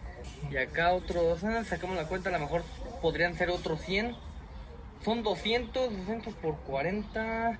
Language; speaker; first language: Spanish; native; Spanish